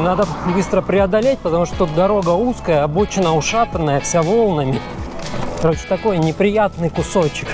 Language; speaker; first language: Russian; native; Russian